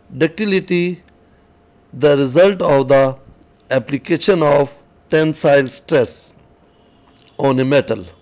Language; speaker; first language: English; non-native, local second language; Urdu